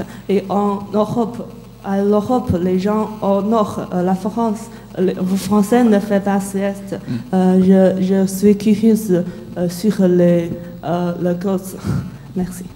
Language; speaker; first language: French; non-native, learner; Chinese